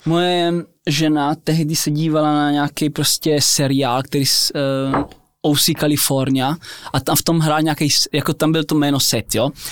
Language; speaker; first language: Czech; early bilingual, heritage; Czech